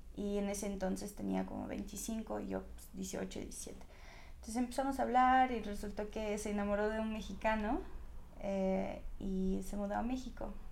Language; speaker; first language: Spanish; non-native, fluent; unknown